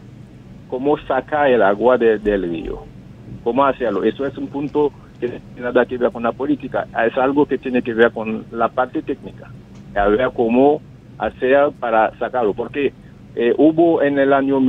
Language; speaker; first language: Spanish; non-native, fluent; Haitian Creole